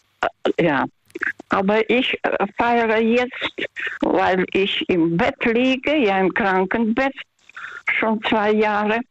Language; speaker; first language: German; non-native, fluent; Russian